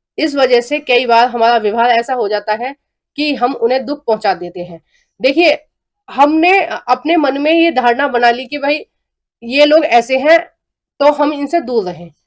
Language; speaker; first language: Hindi; native; Hindi